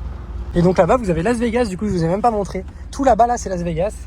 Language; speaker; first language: French; native; French